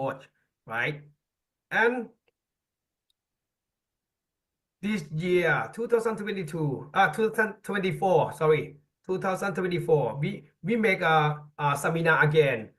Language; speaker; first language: English; non-native, learner; Thai